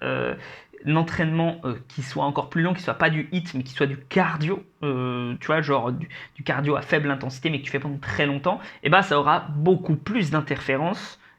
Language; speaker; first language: French; native; French